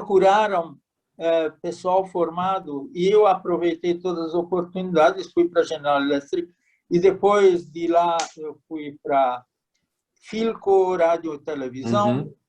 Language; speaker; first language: Portuguese; non-native, fluent; Hungarian